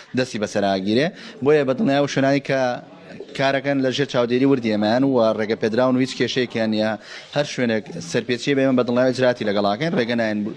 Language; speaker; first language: Central Kurdish; native; Central Kurdish